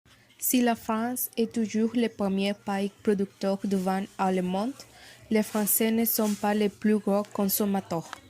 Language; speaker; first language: French; non-native, learner; Spanish